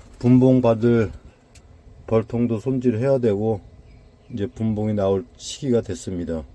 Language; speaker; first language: Korean; native; Korean